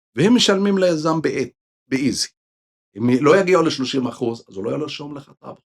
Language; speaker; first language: Hebrew; non-native, local second language; Arabic